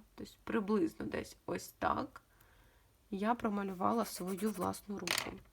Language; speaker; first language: Ukrainian; non-native, local second language; Russian